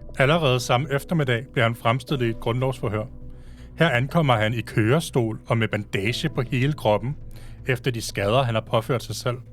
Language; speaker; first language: Danish; native; Danish